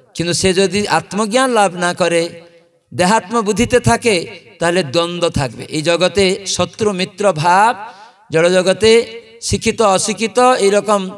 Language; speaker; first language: Bangla; non-native, fluent; Odia